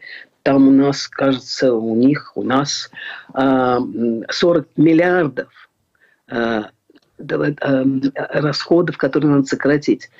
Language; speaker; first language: Russian; native; Russian